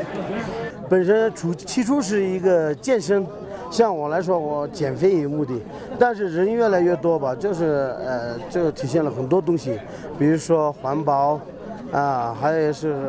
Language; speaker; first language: Chinese; non-native, local second language; Tibetan